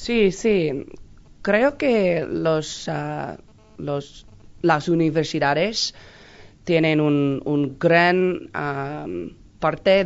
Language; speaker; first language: Spanish; non-native, learner; English